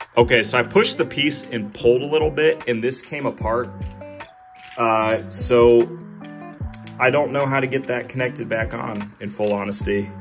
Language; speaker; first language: English; native; English